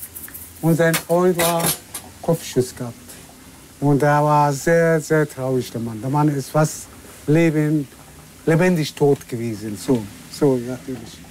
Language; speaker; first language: German; non-native, learner; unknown